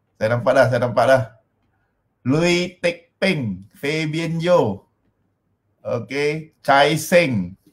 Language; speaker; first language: Malay; non-native, local second language; Min Nan Chinese